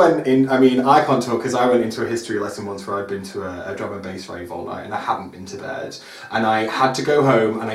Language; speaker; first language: English; native; English